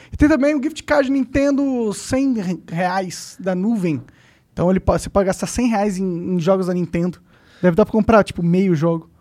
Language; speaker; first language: Portuguese; native; Portuguese